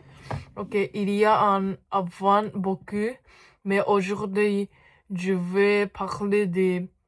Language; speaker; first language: French; non-native, learner; Japanese